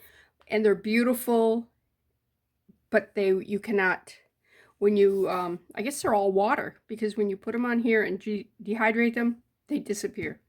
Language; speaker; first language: English; native; English